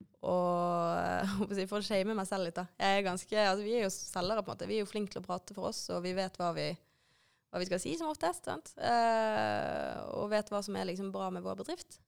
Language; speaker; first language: Norwegian; native; Norwegian